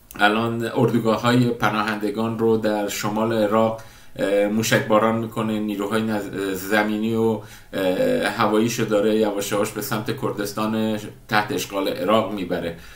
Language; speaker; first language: Persian; non-native, local second language; Kurdish